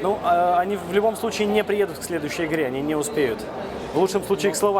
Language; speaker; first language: Russian; native; Russian